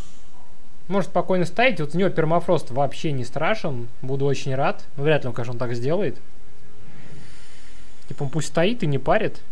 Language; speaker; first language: Russian; native; Russian